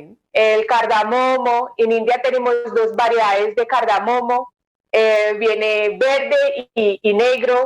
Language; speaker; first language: Spanish; non-native, fluent; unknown